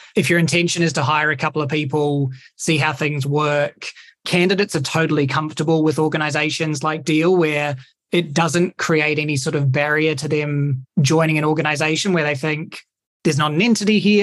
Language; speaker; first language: English; native; English